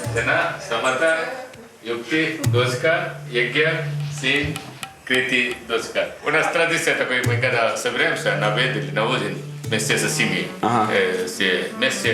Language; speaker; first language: Russian; non-native, fluent; Nepali